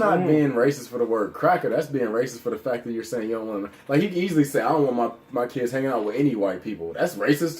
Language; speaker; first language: English; native; English